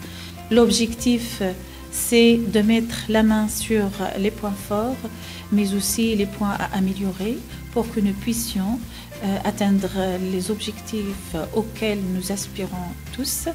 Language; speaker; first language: French; non-native, local second language; Arabic